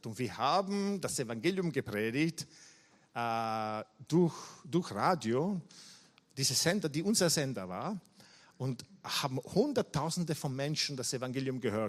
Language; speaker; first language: German; non-native, fluent; Italian